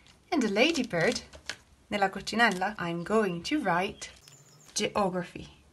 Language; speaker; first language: English; non-native, fluent; Italian